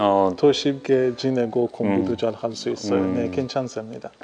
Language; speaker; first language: Korean; non-native, learner; Persian